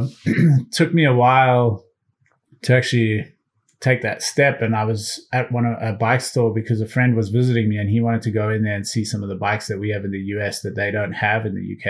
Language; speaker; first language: English; native; English